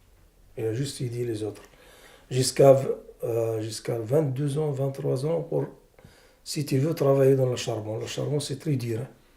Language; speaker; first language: French; non-native, learner; Arabic